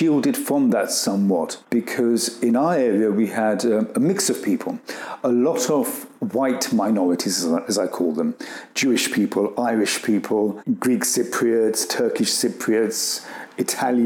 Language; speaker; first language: English; early bilingual, other home language; Gujarati